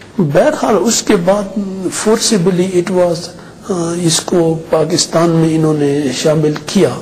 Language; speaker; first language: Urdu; non-native, local second language; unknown